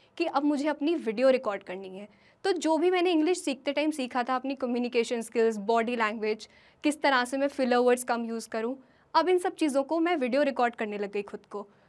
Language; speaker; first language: Hindi; native; Hindi